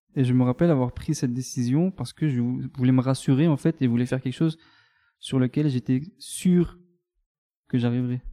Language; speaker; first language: French; native; French